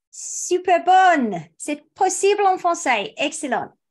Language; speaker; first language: French; non-native, learner; English